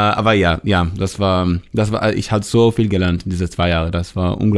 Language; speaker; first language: German; non-native, learner; Hebrew